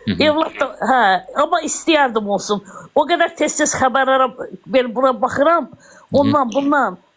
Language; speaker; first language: Azerbaijani; non-native, local second language; Russian